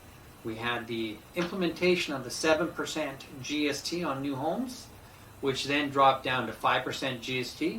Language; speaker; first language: English; native; English